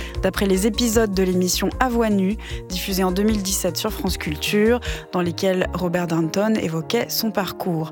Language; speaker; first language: French; native; French